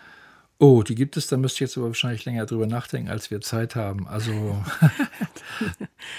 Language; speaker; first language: German; native; German